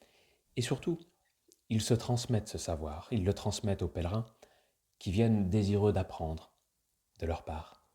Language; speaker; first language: French; native; French